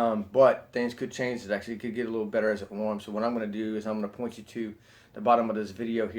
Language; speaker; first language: English; native; English